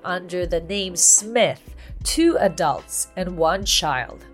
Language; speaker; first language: English; non-native, fluent; Japanese